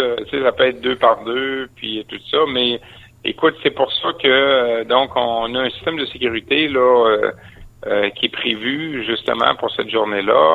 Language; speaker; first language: French; native; French